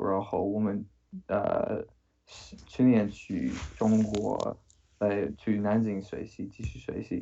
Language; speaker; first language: Chinese; non-native, fluent; English